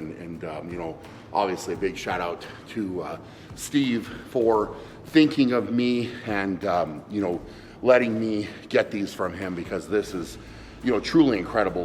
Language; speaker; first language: English; native; English